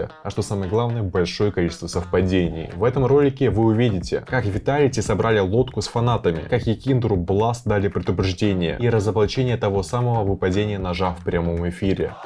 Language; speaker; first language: Russian; native; Russian